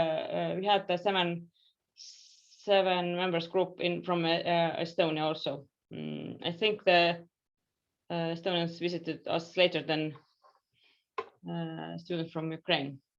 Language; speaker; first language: English; non-native, fluent; Estonian